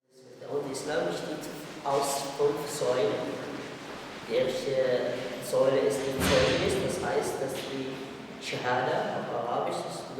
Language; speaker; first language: German; non-native, learner; Arabic